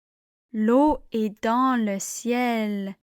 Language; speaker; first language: French; non-native, learner; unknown